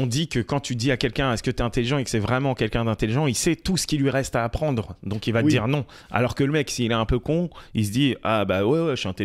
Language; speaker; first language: French; native; French